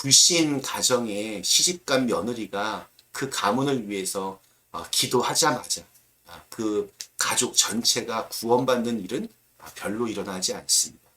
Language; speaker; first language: Korean; native; Korean